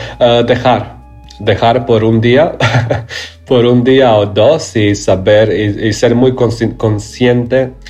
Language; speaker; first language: Spanish; non-native, learner; Croatian